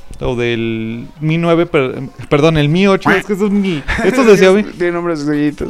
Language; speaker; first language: Spanish; native; Spanish